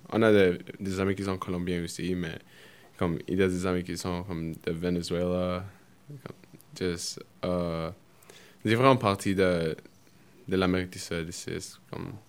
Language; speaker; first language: French; early bilingual, other home language; Spanish